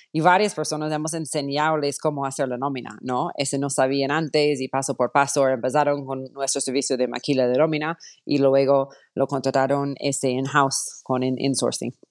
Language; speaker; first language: Spanish; non-native, fluent; English